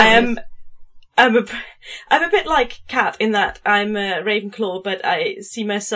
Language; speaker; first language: English; non-native, fluent; German